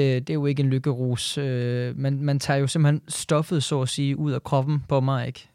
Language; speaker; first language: Danish; native; Danish